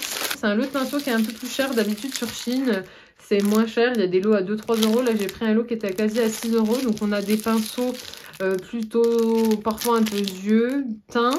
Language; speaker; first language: French; native; French